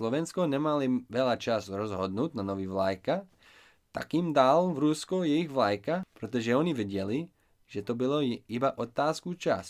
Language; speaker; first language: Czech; non-native, learner; English